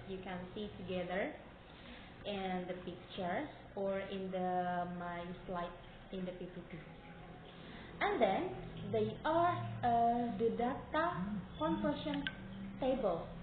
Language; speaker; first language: English; non-native, learner; Indonesian